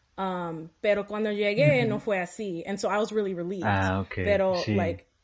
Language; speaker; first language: Spanish; early bilingual, heritage; Spanish